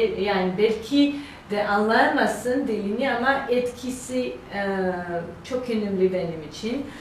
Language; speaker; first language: Turkish; non-native, learner; Georgian